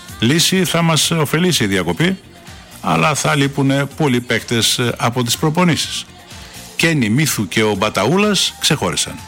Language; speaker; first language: Greek; native; Greek